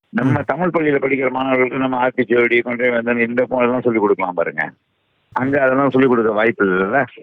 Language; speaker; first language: Tamil; native; Tamil